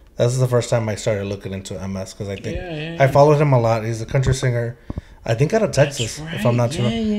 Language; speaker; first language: English; early bilingual, heritage; Spanish